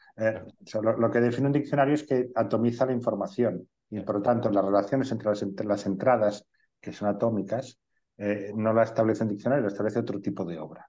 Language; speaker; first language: Spanish; native; Spanish